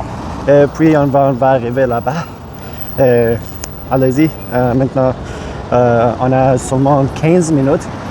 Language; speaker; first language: French; non-native, learner; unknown